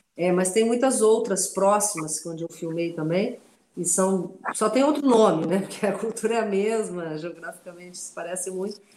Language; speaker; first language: Portuguese; non-native, local second language; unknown